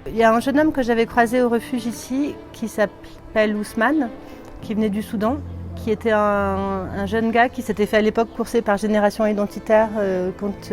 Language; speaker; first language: French; native; French